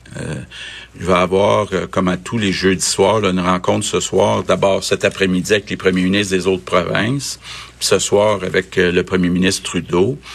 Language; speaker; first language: French; native; French